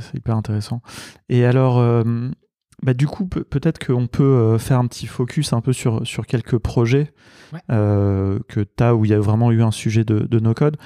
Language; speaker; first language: French; native; French